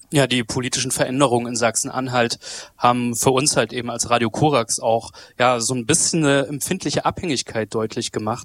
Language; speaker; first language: German; native; German